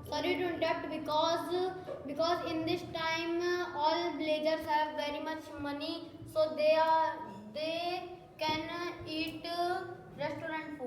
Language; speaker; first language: English; non-native, learner; Hindi